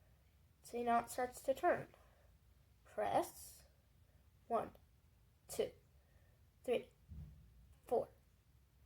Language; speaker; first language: English; native; English